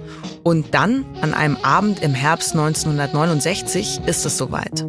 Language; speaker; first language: German; native; German